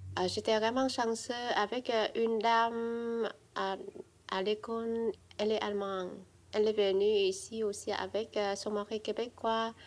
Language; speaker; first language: French; non-native, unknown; Vietnamese